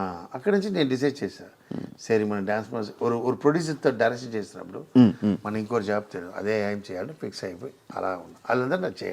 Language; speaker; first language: Telugu; non-native, local second language; Tamil